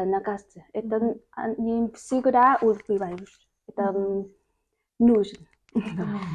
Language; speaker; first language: Russian; non-native, learner; Vietnamese